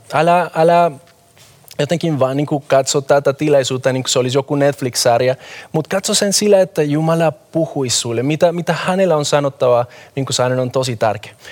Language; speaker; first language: Finnish; non-native, fluent; Spanish